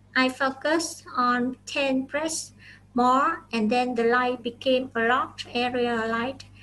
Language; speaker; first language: English; non-native, fluent; Vietnamese